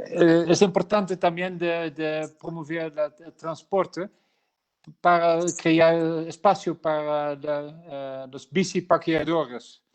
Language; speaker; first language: Spanish; non-native, learner; Dutch